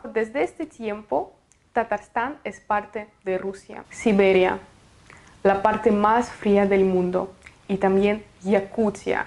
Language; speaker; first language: Spanish; non-native, fluent; Russian